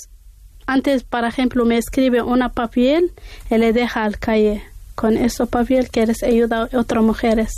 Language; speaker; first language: Spanish; non-native, learner; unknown